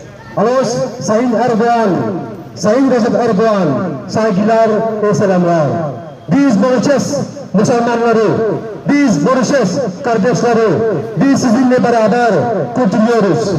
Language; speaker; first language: Turkish; non-native, learner; Morisyen